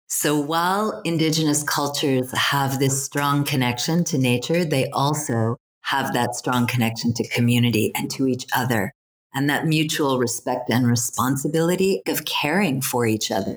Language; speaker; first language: English; native; English